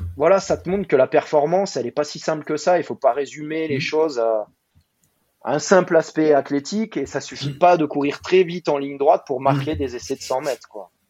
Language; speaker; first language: French; native; French